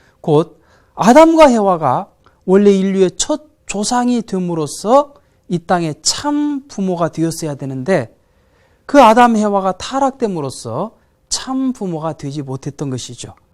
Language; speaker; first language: Korean; native; Korean